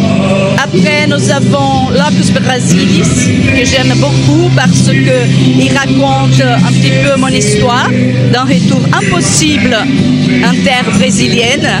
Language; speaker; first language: French; non-native, fluent; Portuguese